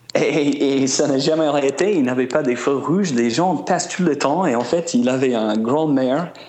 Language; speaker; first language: French; non-native, fluent; English